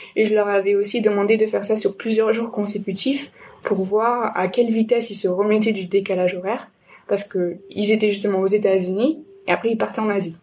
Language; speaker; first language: French; native; French